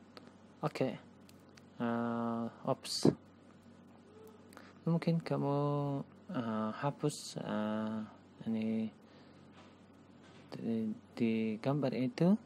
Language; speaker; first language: Indonesian; non-native, learner; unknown